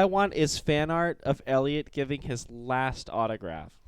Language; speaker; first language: English; native; English